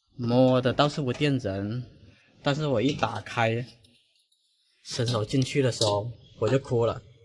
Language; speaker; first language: Chinese; native; Chinese